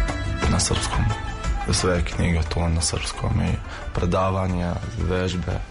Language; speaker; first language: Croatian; non-native, fluent; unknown